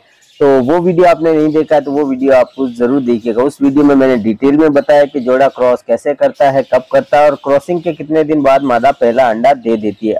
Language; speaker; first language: Hindi; native; Hindi